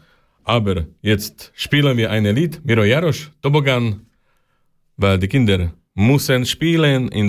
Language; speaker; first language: German; non-native, learner; Slovak